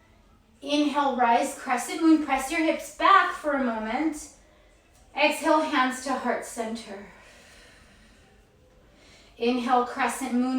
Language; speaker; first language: English; native; English